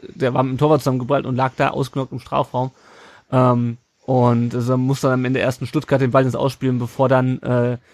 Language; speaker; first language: German; native; German